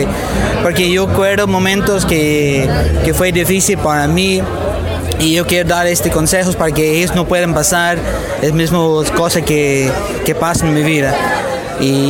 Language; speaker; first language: Spanish; non-native, fluent; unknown